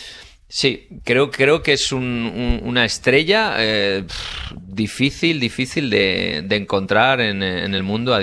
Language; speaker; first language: Spanish; native; Spanish